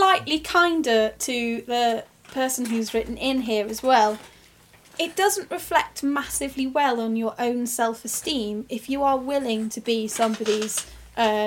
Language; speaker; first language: English; native; English